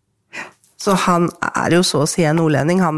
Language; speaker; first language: Norwegian; native; Norwegian